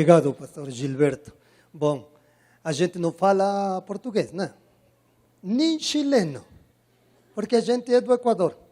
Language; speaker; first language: Portuguese; non-native, learner; Spanish